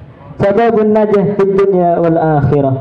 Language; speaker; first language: Arabic; non-native, learner; Indonesian